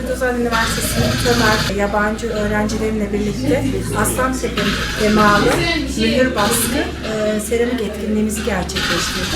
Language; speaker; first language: Turkish; native; Turkish